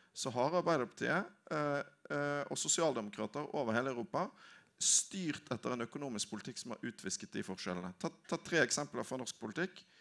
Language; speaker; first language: Norwegian; native; Norwegian